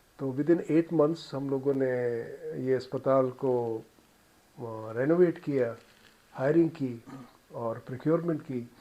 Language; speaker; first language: Urdu; non-native, local second language; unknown